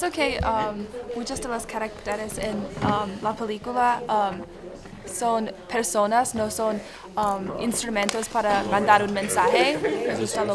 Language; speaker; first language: Spanish; non-native, learner; English